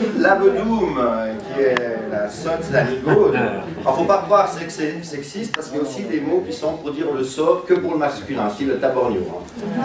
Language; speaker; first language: French; native; French